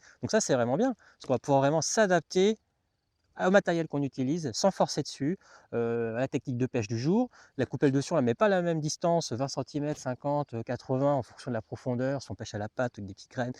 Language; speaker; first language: French; native; French